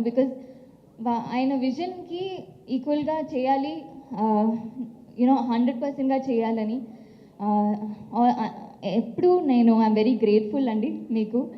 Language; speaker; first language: Telugu; non-native, local second language; Tamil